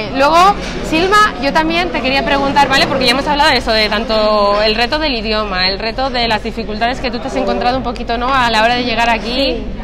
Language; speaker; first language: Spanish; native; Spanish